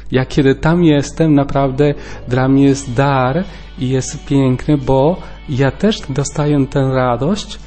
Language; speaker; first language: Polish; non-native, learner; Spanish